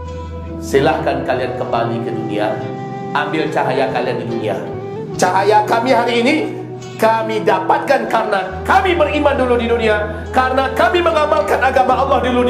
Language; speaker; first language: Indonesian; native; Indonesian